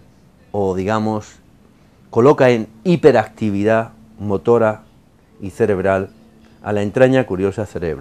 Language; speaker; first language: Spanish; native; Spanish